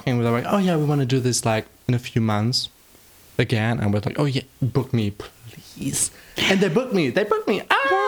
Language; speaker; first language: English; non-native, fluent; German